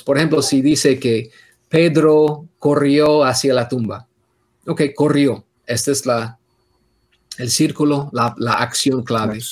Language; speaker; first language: Spanish; non-native, fluent; English